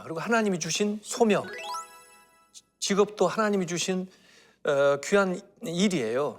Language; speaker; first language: Korean; native; Korean